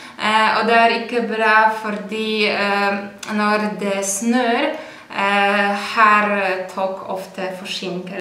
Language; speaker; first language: Norwegian; non-native, fluent; Polish